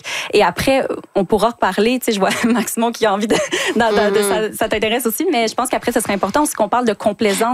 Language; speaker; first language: French; native; French